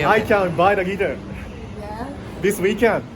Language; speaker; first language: English; non-native, learner; Japanese